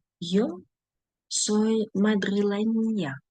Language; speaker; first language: Spanish; non-native, fluent; Ukrainian